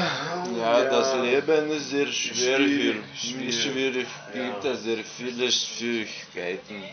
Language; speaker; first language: German; non-native, learner; Lithuanian